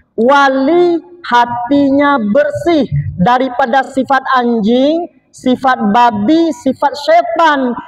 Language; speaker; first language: Malay; non-native, local second language; Achinese